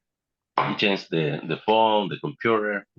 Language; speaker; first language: English; non-native, learner; Spanish